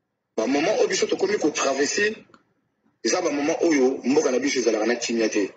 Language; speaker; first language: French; non-native, local second language; Lingala